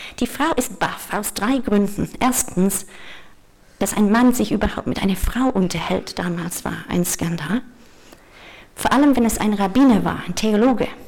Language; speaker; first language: German; non-native, fluent; English